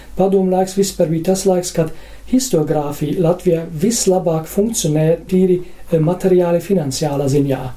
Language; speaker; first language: Latvian; non-native, fluent; German